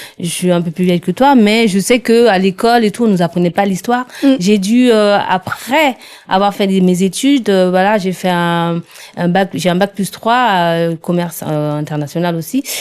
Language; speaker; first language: French; early bilingual, other home language; Haitian Creole